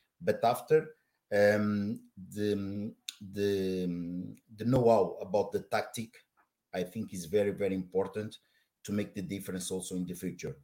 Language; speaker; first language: English; non-native, learner; Portuguese